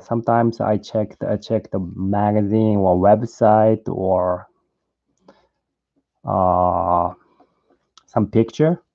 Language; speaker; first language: English; non-native, learner; Japanese